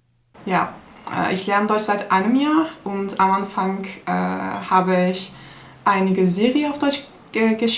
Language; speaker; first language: German; non-native, learner; Turkish